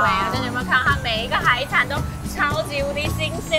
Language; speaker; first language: Chinese; native; Chinese